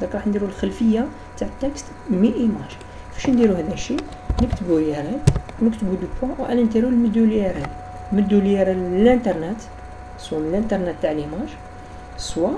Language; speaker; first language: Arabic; native; Arabic